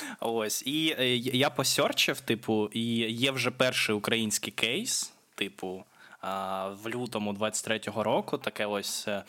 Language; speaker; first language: Ukrainian; non-native, local second language; Russian